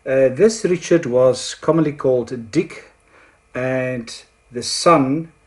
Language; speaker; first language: English; non-native, local second language; Afrikaans